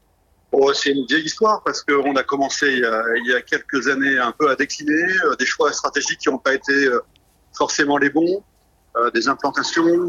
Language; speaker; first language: French; native; French